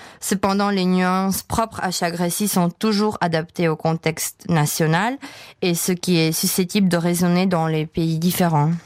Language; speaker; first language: French; non-native, fluent; Czech